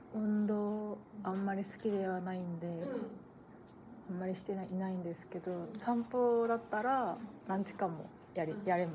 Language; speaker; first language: Japanese; non-native, fluent; Korean